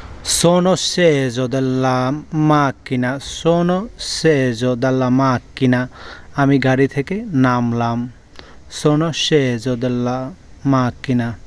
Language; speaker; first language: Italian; non-native, learner; Bangla